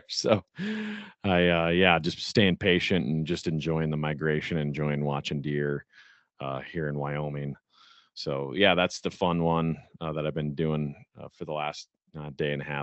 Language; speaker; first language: English; native; English